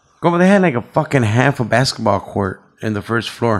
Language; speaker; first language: English; early bilingual, other home language; Spanish